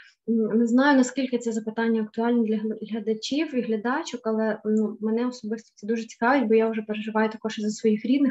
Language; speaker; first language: Ukrainian; native; Ukrainian